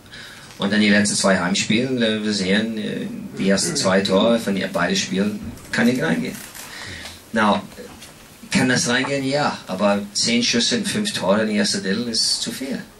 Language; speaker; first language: German; non-native, fluent; English